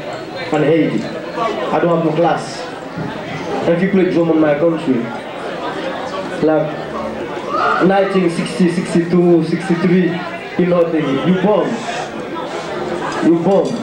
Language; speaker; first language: English; non-native, learner; Haitian Creole